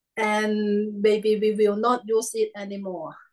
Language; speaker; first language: English; non-native, learner; Cantonese